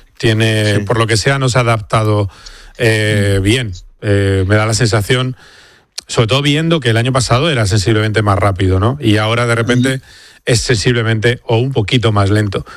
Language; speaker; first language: Spanish; native; Spanish